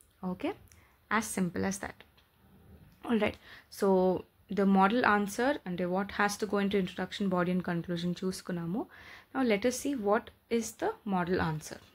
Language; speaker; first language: English; non-native, local second language; Telugu